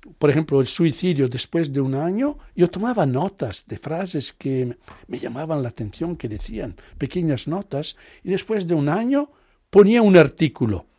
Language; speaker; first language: Spanish; non-native, fluent; Italian